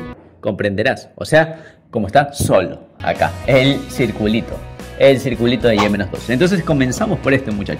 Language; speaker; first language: Spanish; native; Spanish